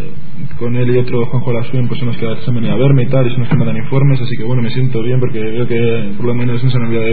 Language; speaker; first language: Spanish; native; Spanish